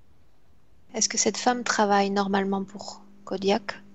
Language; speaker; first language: French; native; French